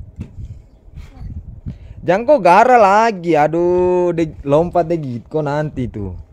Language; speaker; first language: Indonesian; native; Indonesian